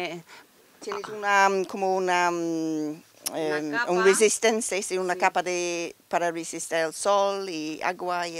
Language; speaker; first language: Spanish; non-native, learner; English